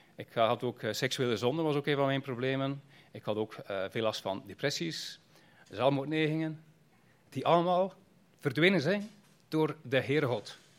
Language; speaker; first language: Dutch; native; Dutch